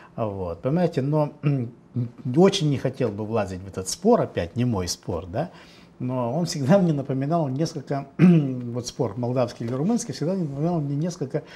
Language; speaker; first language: Russian; native; Russian